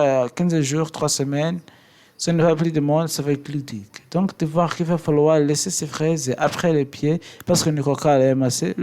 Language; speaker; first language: French; non-native, learner; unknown